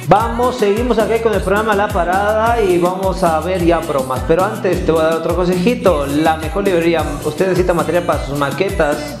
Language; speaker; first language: Spanish; native; Spanish